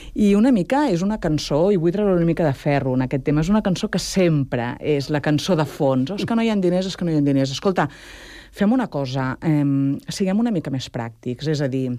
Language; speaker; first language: Catalan; native; Catalan